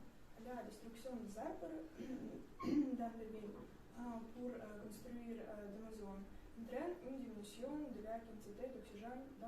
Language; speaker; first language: French; non-native, learner; Russian